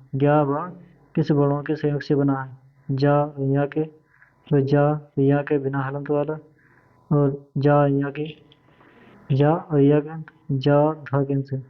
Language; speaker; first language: Hindi; native; Hindi